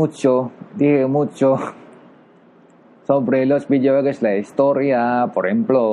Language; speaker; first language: Spanish; non-native, learner; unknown